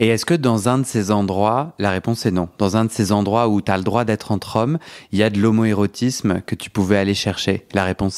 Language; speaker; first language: French; native; French